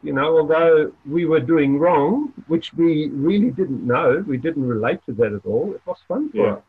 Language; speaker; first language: English; non-native, fluent; German